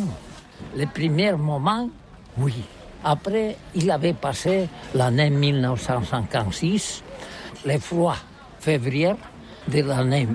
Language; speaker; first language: French; non-native, learner; Catalan